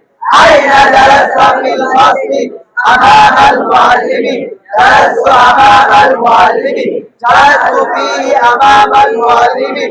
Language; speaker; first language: Arabic; non-native, learner; Bangla